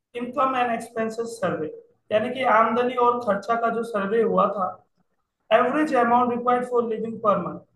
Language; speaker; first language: Hindi; non-native, local second language; Nepali